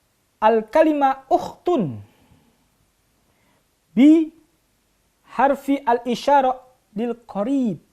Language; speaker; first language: Arabic; non-native, fluent; Indonesian